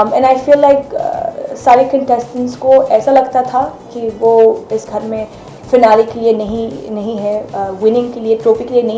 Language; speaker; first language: Hindi; non-native, fluent; English